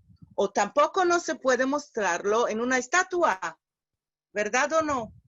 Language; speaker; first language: Spanish; non-native, fluent; Hebrew